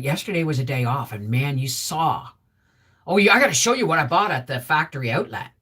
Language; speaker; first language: English; native; English